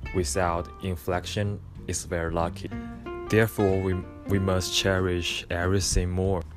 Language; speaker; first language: English; non-native, fluent; Chinese